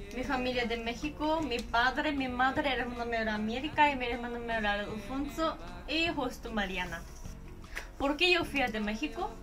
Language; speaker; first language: Spanish; non-native, learner; Japanese